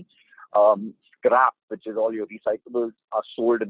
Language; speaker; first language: English; non-native, local second language; Hindi